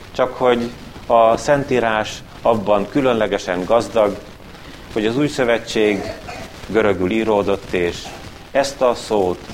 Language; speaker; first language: Hungarian; native; Hungarian